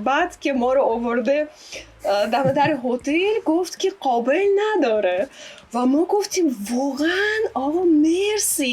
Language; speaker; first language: Persian; non-native, fluent; Russian